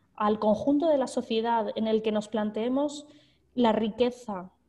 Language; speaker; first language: Spanish; native; Spanish